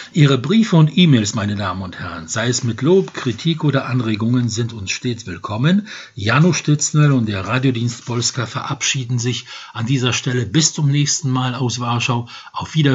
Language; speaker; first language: German; non-native, fluent; Polish